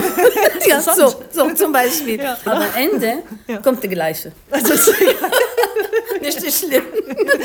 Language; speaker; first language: German; non-native, learner; Arabic